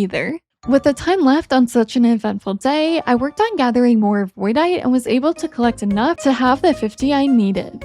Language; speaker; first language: English; native; English